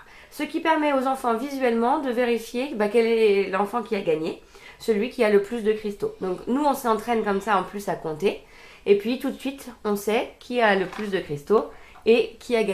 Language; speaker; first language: French; native; French